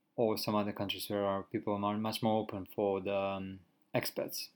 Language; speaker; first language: English; non-native, fluent; Croatian